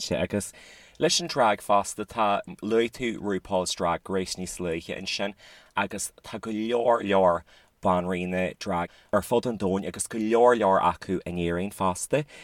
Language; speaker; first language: Irish; native; Irish